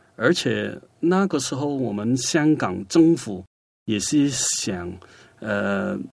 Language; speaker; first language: Chinese; non-native, local second language; Cantonese